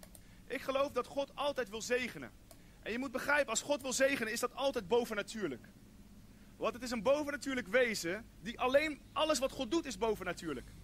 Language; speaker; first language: Dutch; native; Dutch